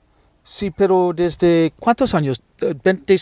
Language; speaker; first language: Spanish; non-native, learner; English